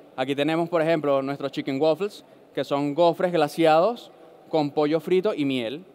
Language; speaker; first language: Spanish; native; Spanish